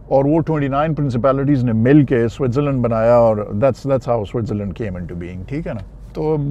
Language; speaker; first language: Urdu; non-native, local second language; Pashto